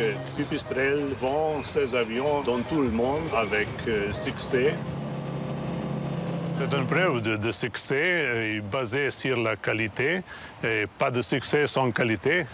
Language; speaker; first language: French; non-native, fluent; Slovenian